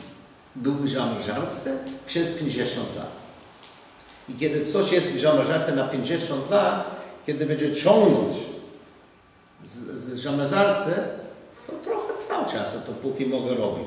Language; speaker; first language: Polish; non-native, learner; English